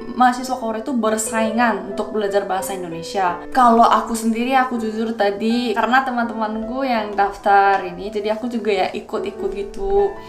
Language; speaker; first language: Indonesian; non-native, fluent; Korean